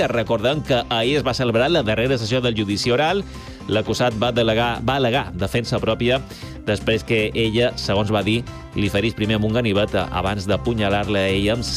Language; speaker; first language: Catalan; native; Catalan